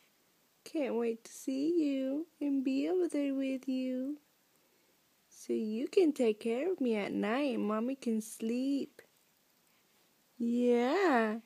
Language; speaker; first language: English; early bilingual, other home language; Spanish